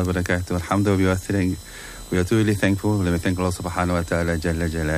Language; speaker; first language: English; non-native, local second language; Afrikaans